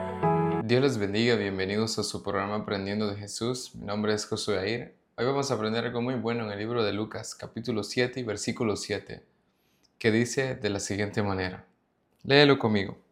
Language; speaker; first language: Spanish; native; Spanish